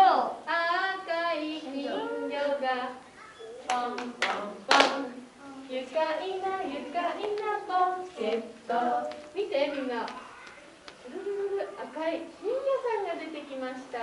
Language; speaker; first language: Japanese; native; Japanese